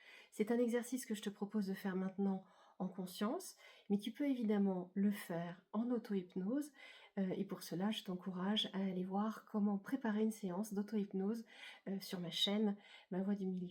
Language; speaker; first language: French; native; French